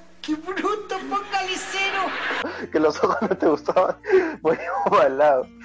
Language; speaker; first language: Spanish; native; Spanish